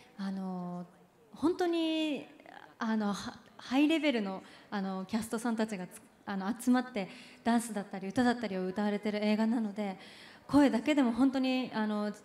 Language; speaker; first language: Japanese; native; Japanese